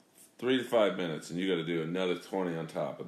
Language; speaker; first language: English; native; English